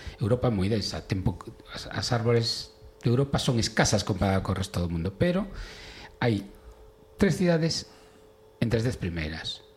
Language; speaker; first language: Galician; non-native, local second language; Spanish